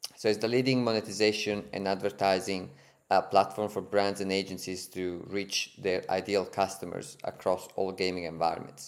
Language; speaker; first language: English; non-native, fluent; Italian